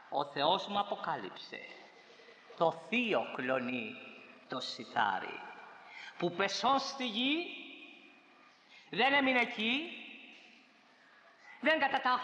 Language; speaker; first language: Greek; native; Greek